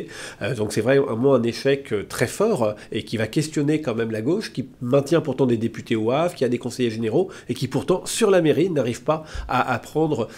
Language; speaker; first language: French; native; French